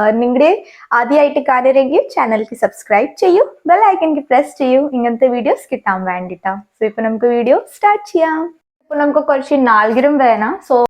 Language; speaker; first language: Malayalam; non-native, learner; Hindi